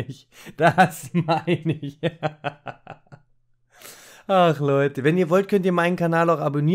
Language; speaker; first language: German; native; German